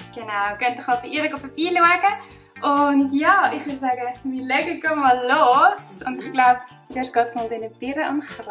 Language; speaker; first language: German; native; German